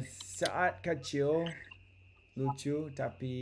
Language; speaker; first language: Indonesian; non-native, learner; English